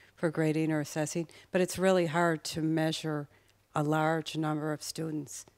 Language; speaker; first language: English; native; English